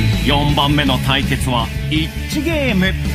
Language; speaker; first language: Japanese; native; Japanese